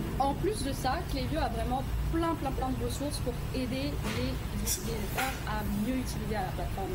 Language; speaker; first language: French; non-native, fluent; Vietnamese